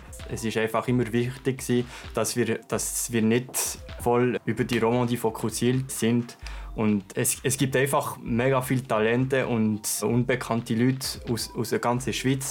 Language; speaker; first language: German; non-native, local second language; French